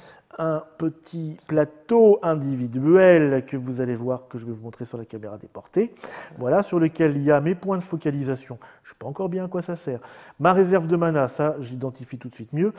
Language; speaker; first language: French; native; French